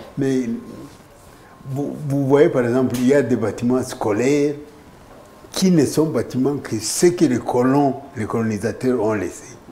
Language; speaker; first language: French; non-native, local second language; Kinyarwanda